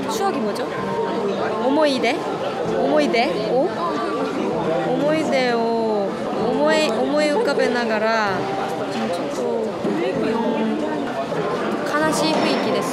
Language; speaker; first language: Japanese; non-native, learner; Korean